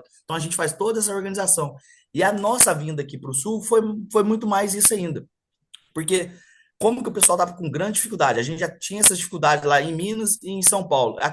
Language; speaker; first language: Portuguese; native; Portuguese